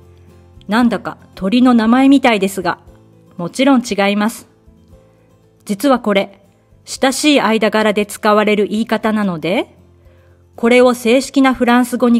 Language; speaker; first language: Japanese; native; Japanese